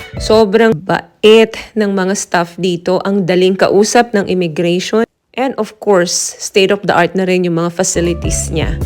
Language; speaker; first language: Filipino; non-native, local second language; Cebuano